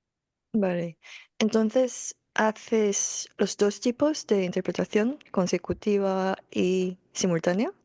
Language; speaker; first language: Spanish; non-native, fluent; Korean